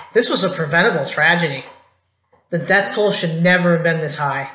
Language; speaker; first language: English; native; English